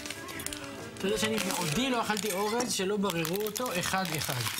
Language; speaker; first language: Hebrew; native; Hebrew